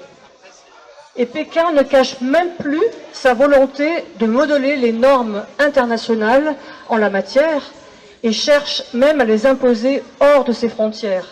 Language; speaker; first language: French; native; French